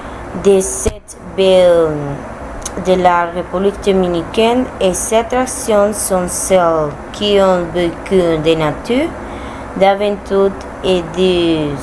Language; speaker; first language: French; non-native, learner; Spanish